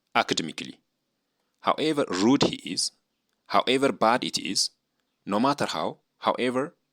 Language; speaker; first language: English; non-native, local second language; Amharic